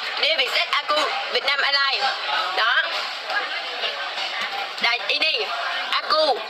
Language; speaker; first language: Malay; non-native, learner; Vietnamese